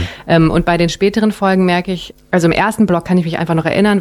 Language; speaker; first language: German; native; German